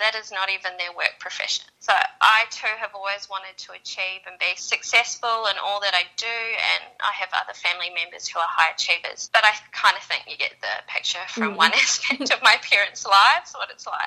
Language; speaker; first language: English; native; English